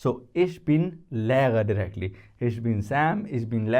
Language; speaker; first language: German; non-native, fluent; Hindi